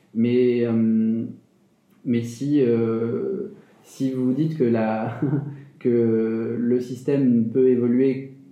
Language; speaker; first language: French; native; French